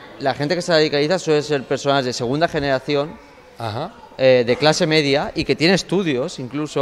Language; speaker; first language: Spanish; native; Spanish